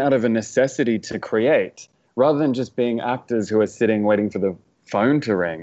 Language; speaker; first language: English; native; English